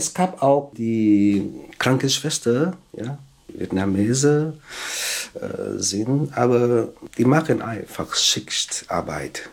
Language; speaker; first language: German; non-native, learner; Vietnamese